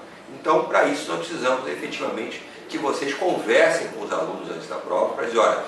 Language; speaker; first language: Portuguese; native; Portuguese